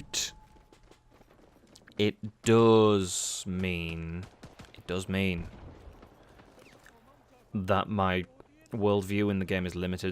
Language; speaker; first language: English; native; English